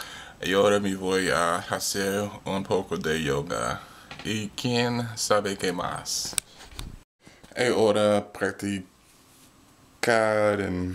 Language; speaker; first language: Spanish; non-native, learner; English